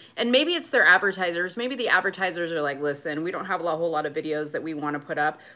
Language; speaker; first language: English; native; English